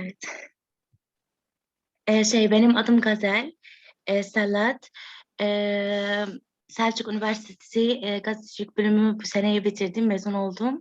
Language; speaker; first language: Turkish; non-native, fluent; Arabic